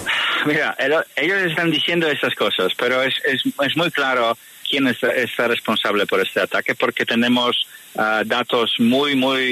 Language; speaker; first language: Spanish; non-native, fluent; Polish